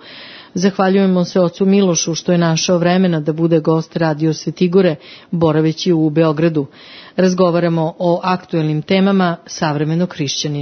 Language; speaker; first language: Serbian; native; Serbian